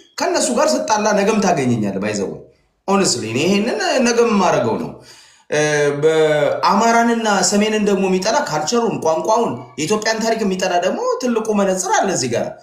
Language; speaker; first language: Amharic; native; Amharic